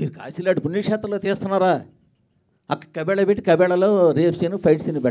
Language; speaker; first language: Telugu; native; Telugu